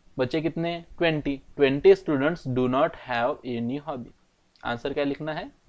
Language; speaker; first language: Hindi; non-native, local second language; Marathi